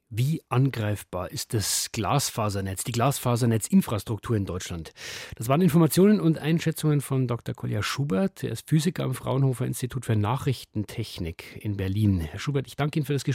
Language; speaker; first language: German; native; German